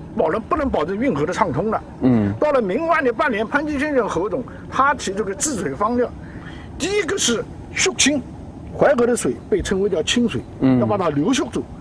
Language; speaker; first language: Chinese; native; Chinese